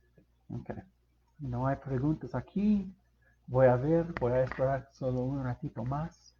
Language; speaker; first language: Spanish; non-native, fluent; English